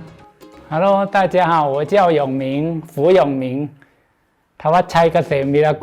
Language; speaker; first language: Chinese; non-native, fluent; Thai